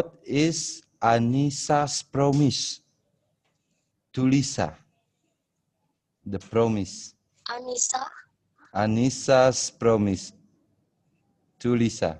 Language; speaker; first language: English; non-native, fluent; Indonesian